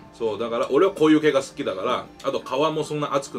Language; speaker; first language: Japanese; native; Japanese